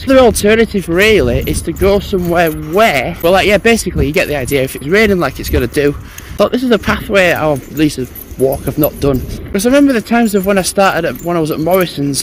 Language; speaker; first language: English; native; English